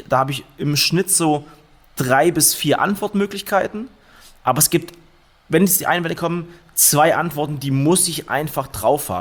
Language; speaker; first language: German; native; German